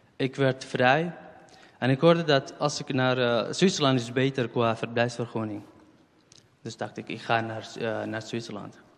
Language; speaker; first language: Dutch; non-native, fluent; Central Kurdish